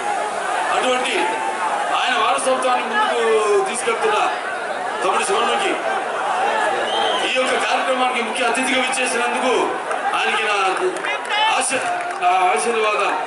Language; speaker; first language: Telugu; native; Telugu